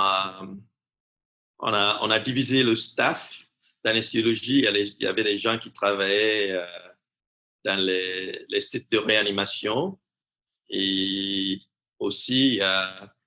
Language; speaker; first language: French; non-native, fluent; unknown